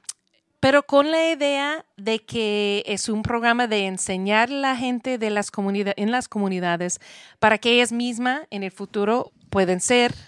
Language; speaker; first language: Spanish; non-native, learner; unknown